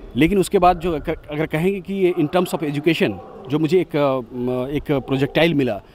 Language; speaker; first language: Hindi; native; Hindi